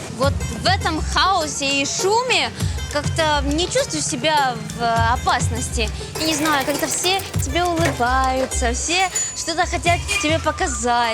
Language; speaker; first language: Russian; native; Russian